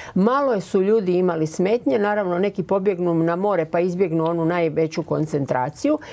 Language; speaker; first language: Croatian; native; Croatian